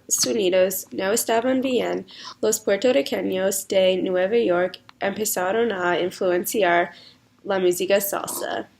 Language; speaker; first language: Spanish; non-native, learner; English